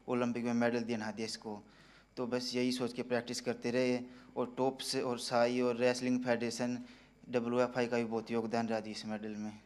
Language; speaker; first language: Hindi; native; Hindi